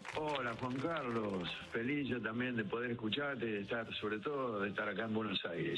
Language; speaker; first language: Spanish; native; Spanish